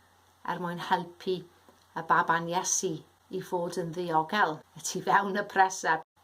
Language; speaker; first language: Welsh; native; Welsh